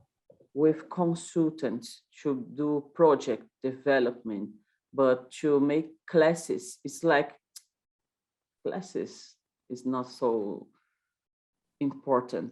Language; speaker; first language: English; non-native, learner; Portuguese